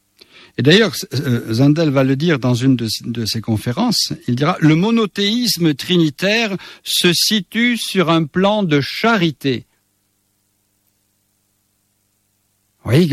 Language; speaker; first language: French; native; French